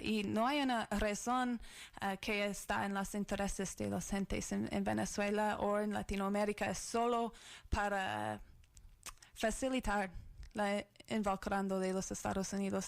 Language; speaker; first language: Spanish; non-native, learner; English